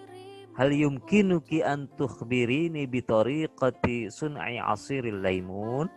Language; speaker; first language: Arabic; non-native, fluent; Indonesian